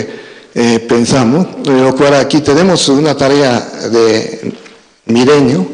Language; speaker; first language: Spanish; non-native, fluent; Japanese